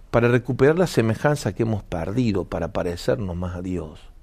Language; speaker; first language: Spanish; native; Spanish